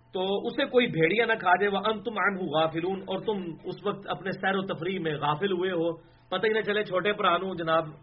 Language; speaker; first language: Urdu; non-native, local second language; Punjabi